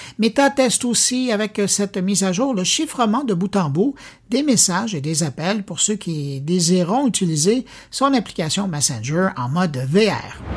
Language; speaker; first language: French; native; French